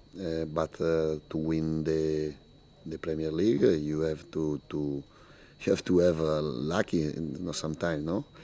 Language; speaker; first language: English; non-native, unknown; Italian